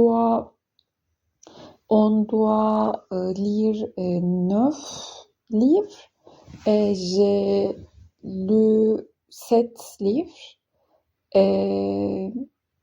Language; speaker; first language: French; non-native, learner; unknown